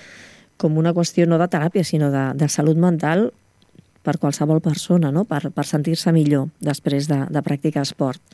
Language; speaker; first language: Catalan; native; Catalan